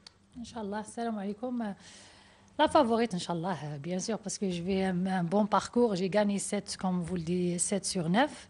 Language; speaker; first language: French; non-native, learner; Arabic